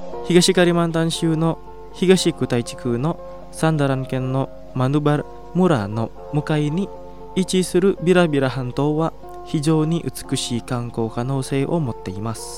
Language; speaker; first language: Japanese; non-native, fluent; Indonesian